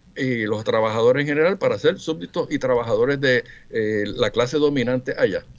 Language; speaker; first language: Spanish; native; Spanish